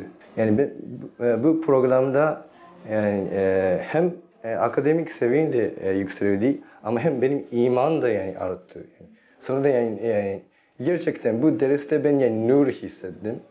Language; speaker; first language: Turkish; non-native, learner; Japanese